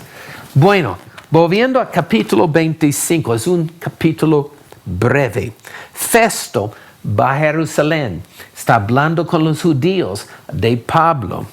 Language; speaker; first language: Spanish; non-native, fluent; English